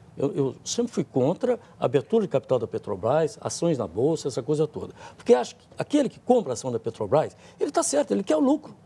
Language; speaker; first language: Portuguese; native; Portuguese